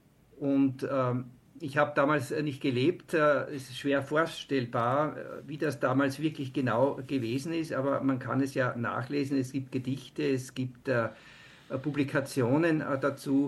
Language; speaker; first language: German; native; German